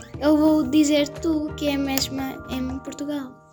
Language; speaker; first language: Portuguese; non-native, learner; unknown